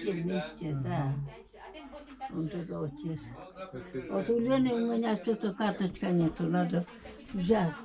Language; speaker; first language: Russian; non-native, local second language; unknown